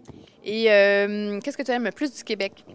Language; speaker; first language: French; native; French